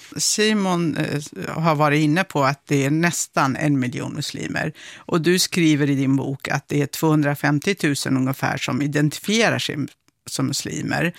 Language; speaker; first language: Swedish; early bilingual, other home language; Kurdish